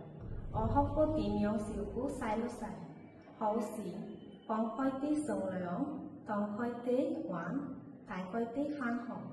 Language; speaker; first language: Cantonese; non-native, learner; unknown